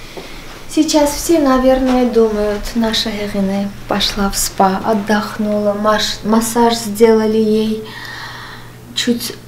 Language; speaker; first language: Russian; non-native, fluent; Armenian